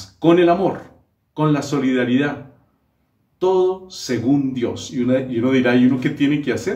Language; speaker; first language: Spanish; native; Spanish